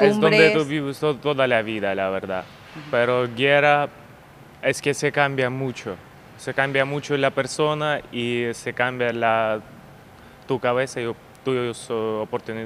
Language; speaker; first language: Spanish; non-native, learner; Ukrainian